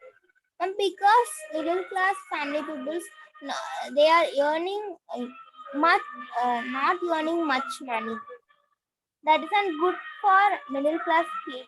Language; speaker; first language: English; non-native, learner; Tamil